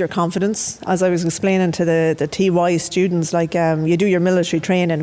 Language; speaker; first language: English; native; English